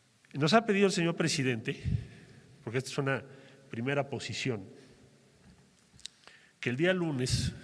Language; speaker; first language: Spanish; native; Spanish